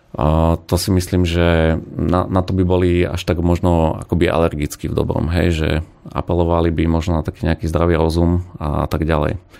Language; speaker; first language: Slovak; native; Slovak